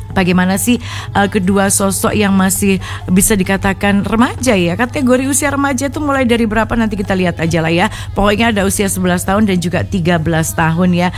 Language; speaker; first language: Indonesian; native; Indonesian